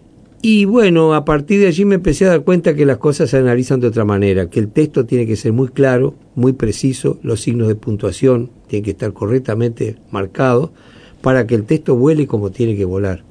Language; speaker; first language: Spanish; native; Spanish